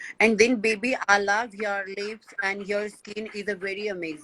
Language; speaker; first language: English; non-native, learner; Hindi